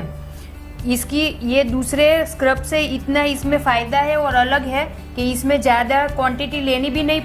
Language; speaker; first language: Hindi; native; Hindi